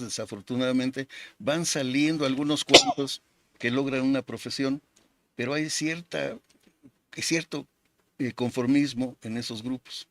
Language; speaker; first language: Spanish; native; Spanish